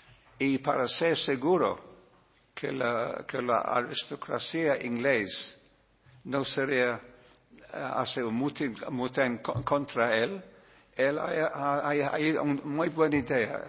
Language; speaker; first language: Spanish; non-native, learner; English